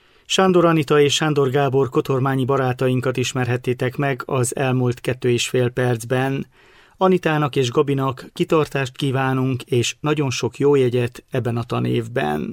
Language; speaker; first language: Hungarian; native; Hungarian